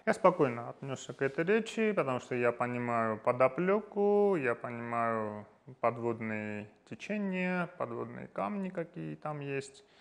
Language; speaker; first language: Russian; non-native, fluent; Armenian